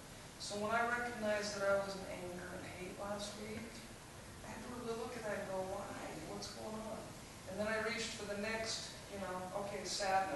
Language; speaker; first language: English; native; English